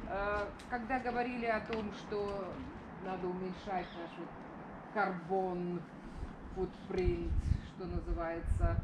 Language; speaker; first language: Russian; native; Russian